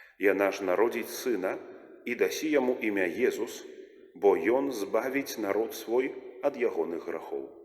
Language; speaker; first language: Belarusian; native; Belarusian